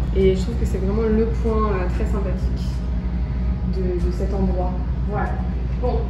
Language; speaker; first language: French; native; French